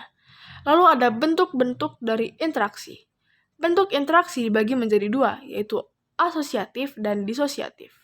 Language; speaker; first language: Indonesian; native; Indonesian